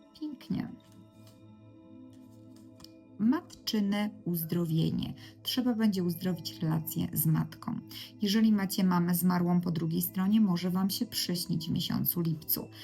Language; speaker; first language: Polish; native; Polish